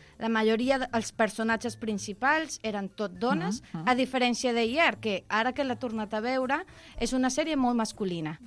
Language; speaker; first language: Catalan; non-native, local second language; Spanish